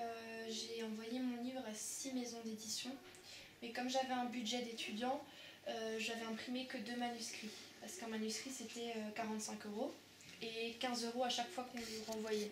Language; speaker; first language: French; native; French